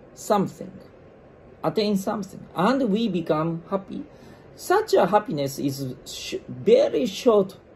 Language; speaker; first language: English; non-native, fluent; Japanese